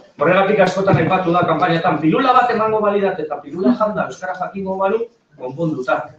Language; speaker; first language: Basque; non-native, local second language; Spanish